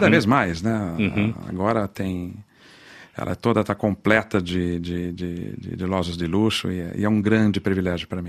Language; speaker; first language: Portuguese; native; Portuguese